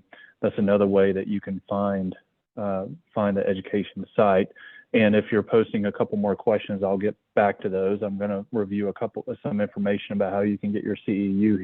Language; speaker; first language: English; native; English